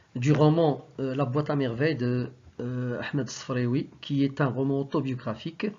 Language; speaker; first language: French; non-native, local second language; Arabic